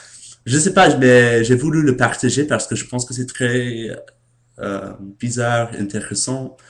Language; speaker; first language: French; non-native, learner; English